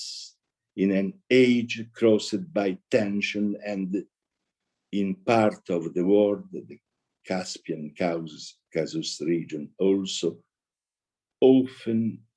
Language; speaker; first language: English; non-native, fluent; Italian